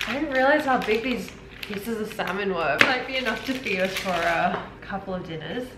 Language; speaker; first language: English; native; English